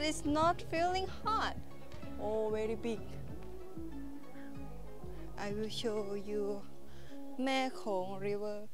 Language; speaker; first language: English; non-native, learner; Thai